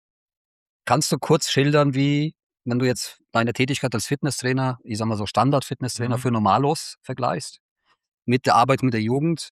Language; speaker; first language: German; native; German